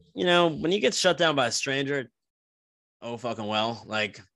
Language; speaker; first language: English; native; English